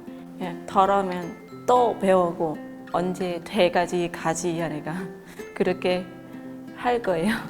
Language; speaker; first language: Korean; non-native, learner; Vietnamese